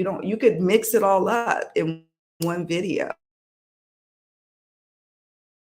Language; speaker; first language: English; native; English